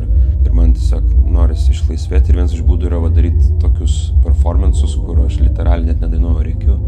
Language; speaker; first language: Lithuanian; native; Lithuanian